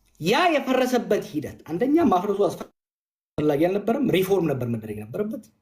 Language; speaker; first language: Amharic; non-native, local second language; Oromo